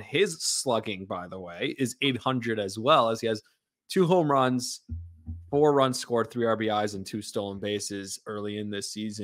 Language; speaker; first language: English; native; English